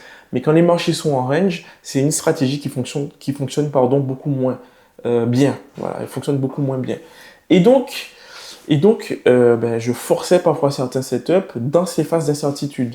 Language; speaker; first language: French; native; French